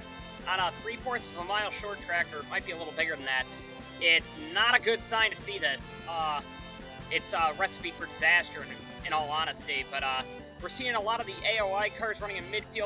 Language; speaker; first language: English; native; English